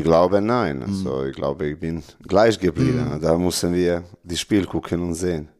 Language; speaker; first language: German; non-native, learner; Serbian